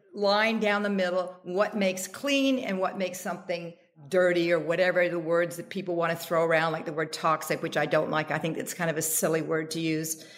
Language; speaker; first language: English; native; English